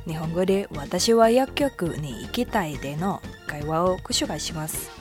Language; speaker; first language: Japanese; non-native, fluent; Indonesian